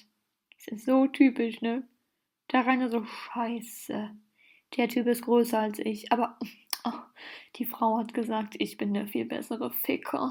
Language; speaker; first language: German; native; German